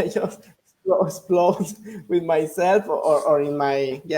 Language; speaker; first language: English; non-native, learner; Spanish